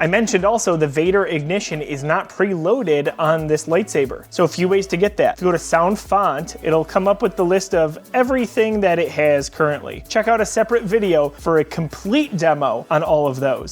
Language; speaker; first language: English; native; English